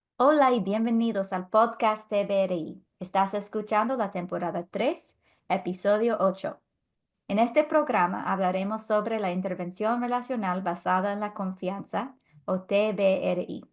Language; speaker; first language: Spanish; non-native, fluent; English